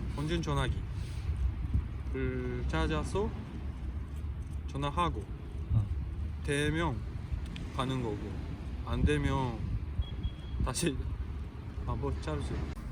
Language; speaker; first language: Korean; non-native, fluent; Japanese